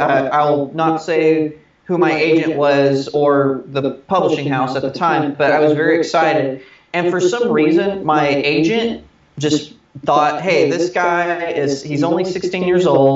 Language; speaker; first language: English; native; English